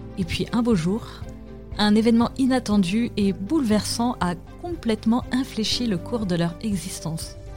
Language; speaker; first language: French; native; French